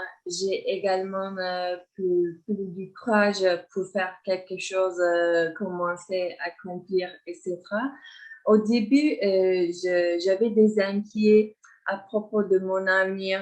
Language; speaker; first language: French; non-native, fluent; Turkish